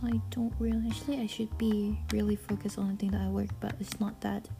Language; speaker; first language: English; non-native, fluent; Thai